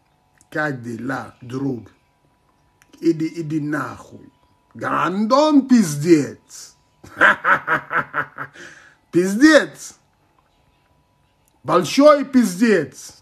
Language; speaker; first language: Russian; non-native, learner; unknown